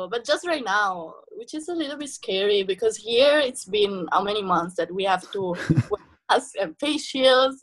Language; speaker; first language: English; non-native, fluent; Italian